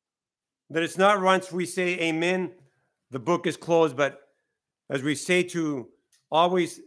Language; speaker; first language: English; native; English